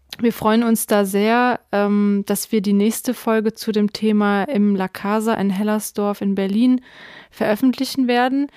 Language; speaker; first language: German; early bilingual, other home language; Russian